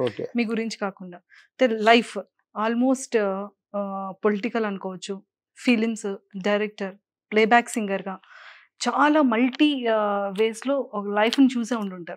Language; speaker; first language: Telugu; native; Telugu